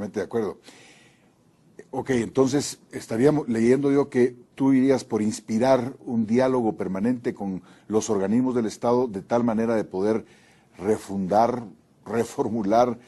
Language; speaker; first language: Spanish; native; Spanish